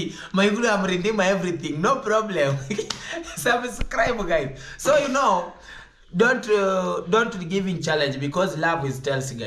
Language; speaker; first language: English; non-native, learner; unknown